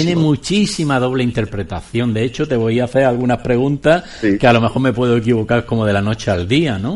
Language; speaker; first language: Spanish; native; Spanish